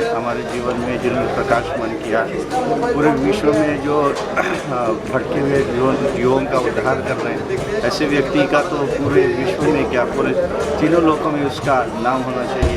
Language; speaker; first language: Hindi; native; Hindi